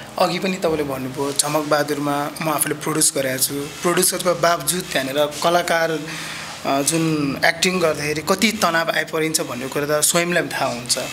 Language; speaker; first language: Nepali; non-native, local second language; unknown